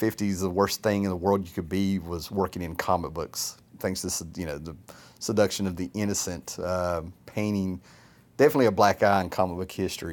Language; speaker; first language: English; native; English